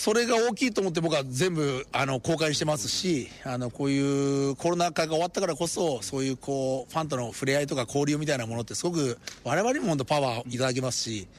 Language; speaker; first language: Japanese; native; Japanese